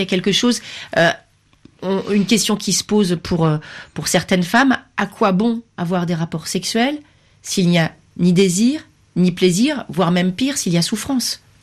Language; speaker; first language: French; native; French